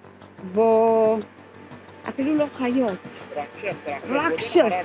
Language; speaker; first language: Hindi; early bilingual, heritage; Hindi